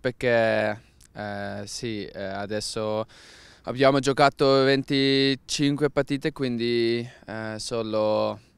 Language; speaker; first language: Italian; non-native, learner; Dutch